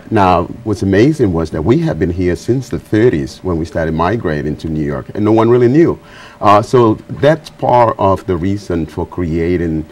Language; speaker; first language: English; non-native, fluent; Spanish